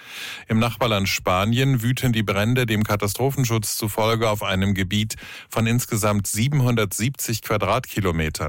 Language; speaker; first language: German; native; German